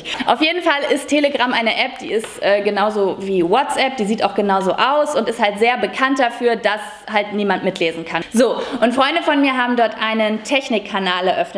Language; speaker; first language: German; native; German